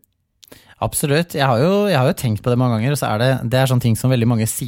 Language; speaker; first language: Norwegian; native; Norwegian